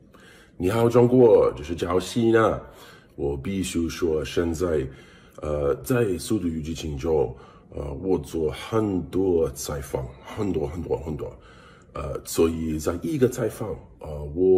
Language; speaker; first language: Chinese; non-native, learner; English